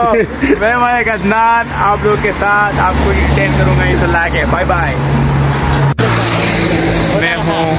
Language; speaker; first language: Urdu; non-native, local second language; Pashto